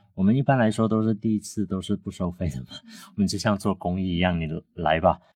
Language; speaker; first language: Chinese; non-native, local second language; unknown